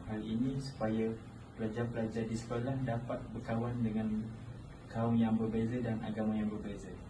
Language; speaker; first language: Malay; native; Malay